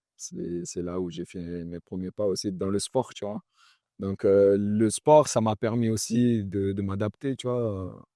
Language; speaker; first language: French; early bilingual, other home language; Chechen